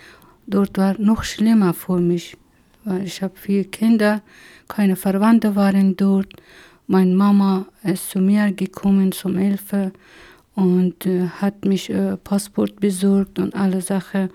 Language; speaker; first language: German; non-native, learner; Persian